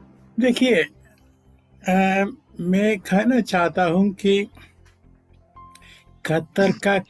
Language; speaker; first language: Hindi; non-native, fluent; Malayalam